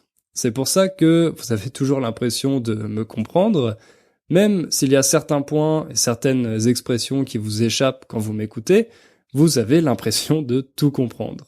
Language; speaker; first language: French; native; French